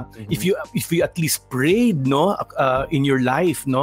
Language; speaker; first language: English; non-native, local second language; Filipino